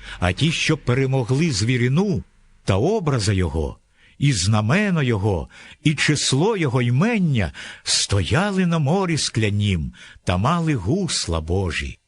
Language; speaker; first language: Ukrainian; native; Ukrainian